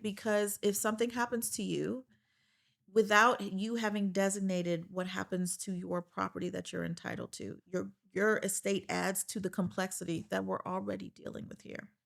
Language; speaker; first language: English; native; English